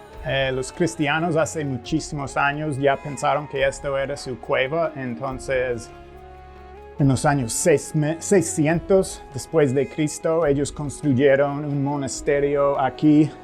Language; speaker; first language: Spanish; non-native, fluent; English